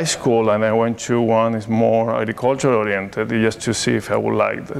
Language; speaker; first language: English; non-native, fluent; Spanish